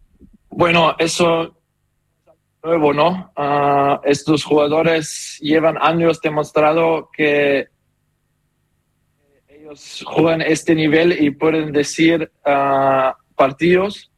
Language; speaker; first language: Spanish; non-native, learner; German